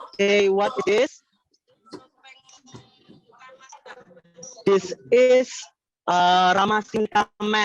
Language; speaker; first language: English; non-native, learner; Indonesian